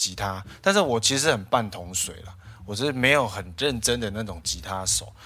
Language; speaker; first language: Chinese; non-native, local second language; Hakka Chinese